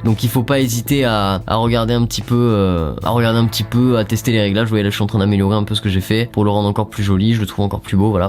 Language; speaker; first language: French; native; French